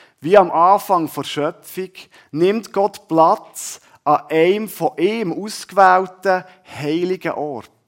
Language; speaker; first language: German; native; German